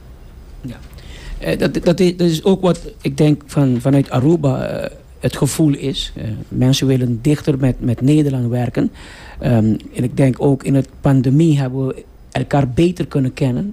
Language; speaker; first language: Dutch; non-native, local second language; Papiamento